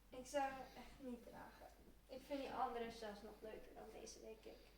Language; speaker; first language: Dutch; early bilingual, heritage; Turkish